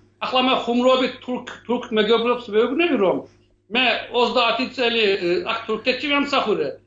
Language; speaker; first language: Georgian; non-native, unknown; Turkish